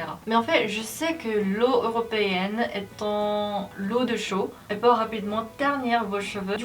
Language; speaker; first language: French; non-native, learner; Korean